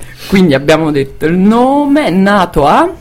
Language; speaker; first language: Italian; native; Italian